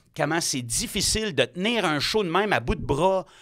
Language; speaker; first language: French; native; French